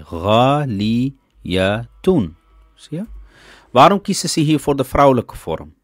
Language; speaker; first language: Dutch; early bilingual, other home language; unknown